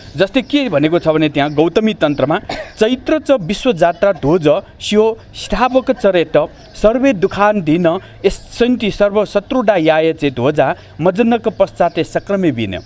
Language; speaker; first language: Nepali; non-native, local second language; Newari